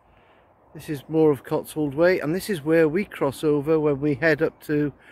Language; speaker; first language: English; native; English